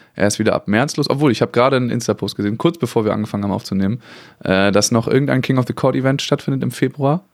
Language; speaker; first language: German; native; German